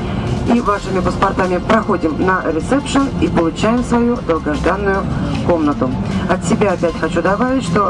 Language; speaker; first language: Russian; native; Russian